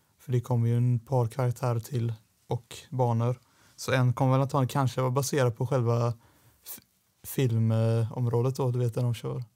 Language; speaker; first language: Swedish; native; Swedish